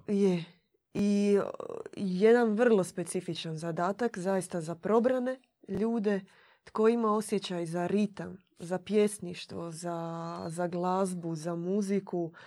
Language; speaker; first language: Croatian; native; Croatian